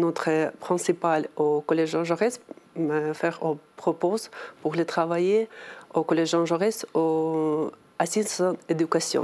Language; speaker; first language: French; non-native, learner; Ukrainian